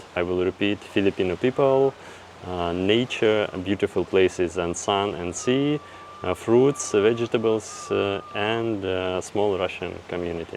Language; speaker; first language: English; non-native, fluent; Russian